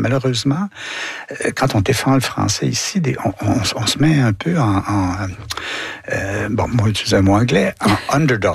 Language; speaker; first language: French; native; French